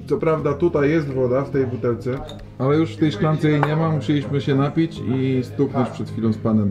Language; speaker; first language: Polish; native; Polish